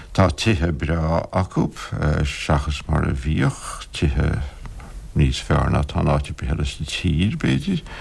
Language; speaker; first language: Irish; non-native, local second language; English